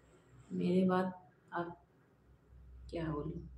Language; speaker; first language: Hindi; non-native, local second language; Bangla